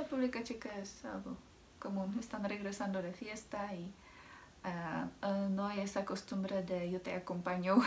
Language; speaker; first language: Spanish; non-native, fluent; Czech